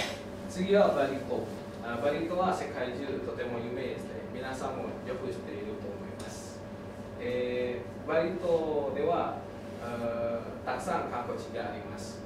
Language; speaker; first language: Japanese; non-native, learner; Indonesian